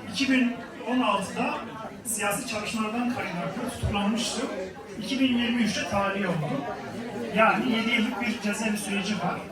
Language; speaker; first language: Turkish; non-native, local second language; Kurdish